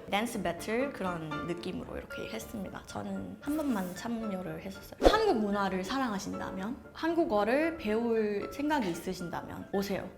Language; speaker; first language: Korean; non-native, fluent; Thai